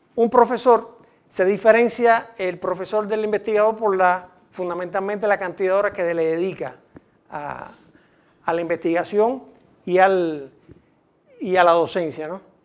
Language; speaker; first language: Spanish; native; Spanish